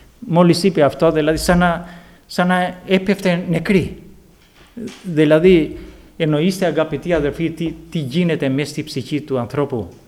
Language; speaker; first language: Greek; non-native, fluent; Albanian